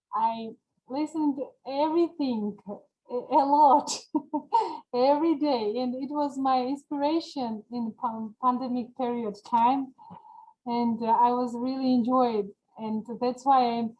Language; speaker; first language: English; non-native, learner; Georgian